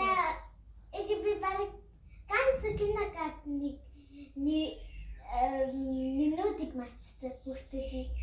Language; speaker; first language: Mongolian; early bilingual, heritage; Mongolian